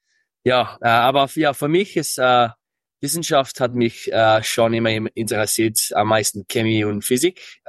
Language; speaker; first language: German; early bilingual, heritage; English